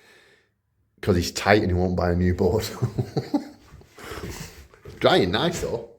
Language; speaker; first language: English; native; English